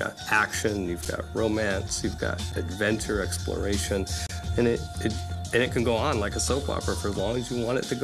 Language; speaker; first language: English; native; English